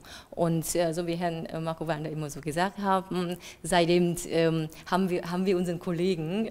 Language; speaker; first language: German; non-native, fluent; Vietnamese